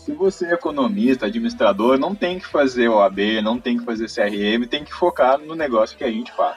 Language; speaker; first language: Portuguese; native; Portuguese